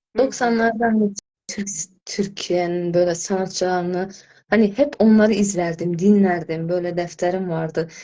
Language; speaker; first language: Turkish; non-native, fluent; Azerbaijani